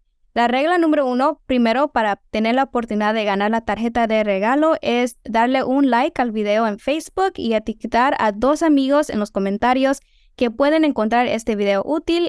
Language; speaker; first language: Spanish; early bilingual, heritage; Spanish